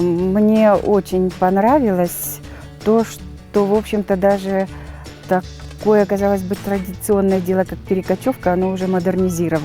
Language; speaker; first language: Russian; native; Russian